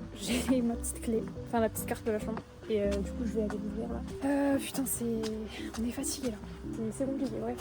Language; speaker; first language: French; native; French